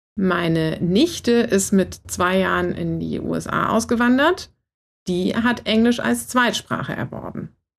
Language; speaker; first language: German; native; German